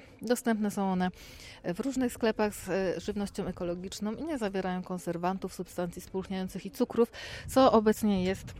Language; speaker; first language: Polish; native; Polish